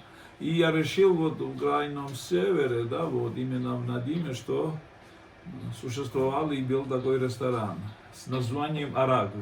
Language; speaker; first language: Russian; non-native, fluent; Georgian